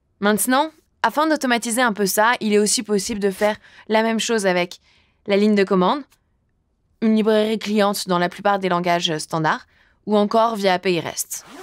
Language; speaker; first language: French; native; French